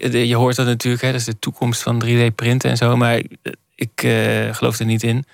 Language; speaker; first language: Dutch; native; Dutch